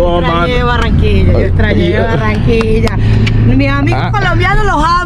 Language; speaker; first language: Spanish; native; Spanish